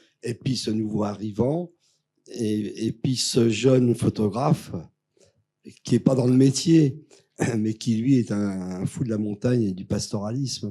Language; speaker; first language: French; native; French